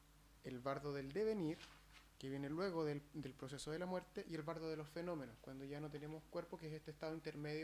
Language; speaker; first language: Spanish; native; Spanish